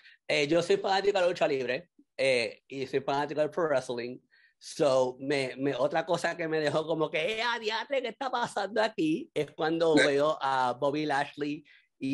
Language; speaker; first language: Spanish; native; Spanish